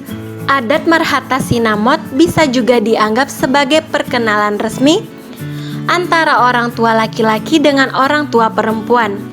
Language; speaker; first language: Indonesian; native; Indonesian